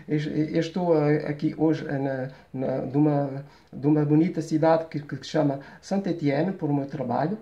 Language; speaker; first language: Portuguese; early bilingual, heritage; Portuguese